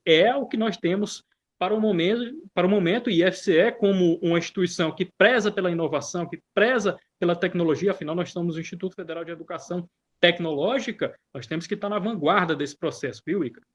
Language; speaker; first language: Portuguese; native; Portuguese